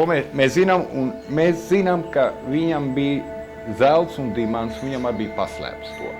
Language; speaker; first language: Latvian; early bilingual, heritage; Latvian